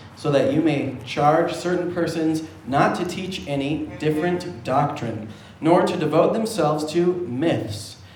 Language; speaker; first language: English; native; English